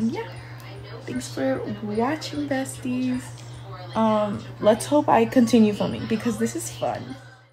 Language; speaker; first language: English; early bilingual, other home language; Spanish